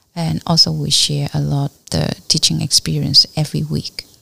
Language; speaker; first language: English; non-native, learner; Chinese